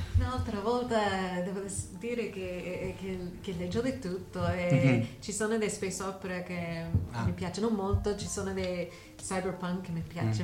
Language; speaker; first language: Italian; non-native, learner; English